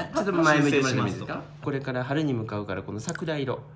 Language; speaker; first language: Japanese; native; Japanese